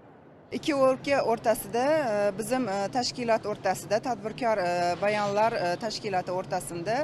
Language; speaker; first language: Turkish; non-native, learner; Uzbek